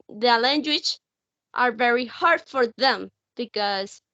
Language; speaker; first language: English; non-native, learner; Spanish